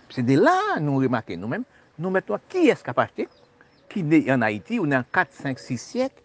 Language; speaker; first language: French; non-native, local second language; Haitian Creole